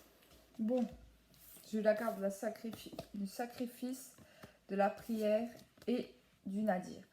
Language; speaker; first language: French; native; French